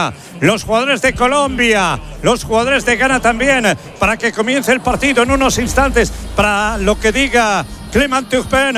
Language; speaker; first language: Spanish; native; Spanish